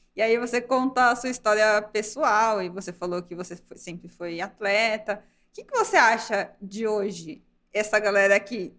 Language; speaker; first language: Portuguese; native; Portuguese